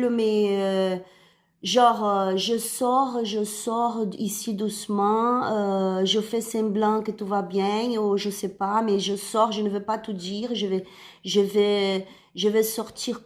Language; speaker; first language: French; non-native, learner; Spanish